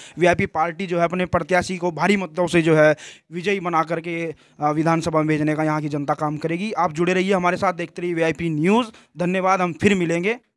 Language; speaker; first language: Hindi; native; Hindi